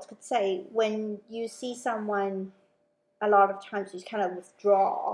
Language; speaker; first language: English; non-native, local second language; Cantonese